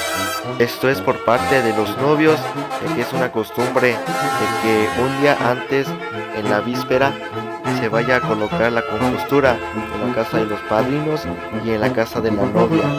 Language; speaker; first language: Spanish; native; Spanish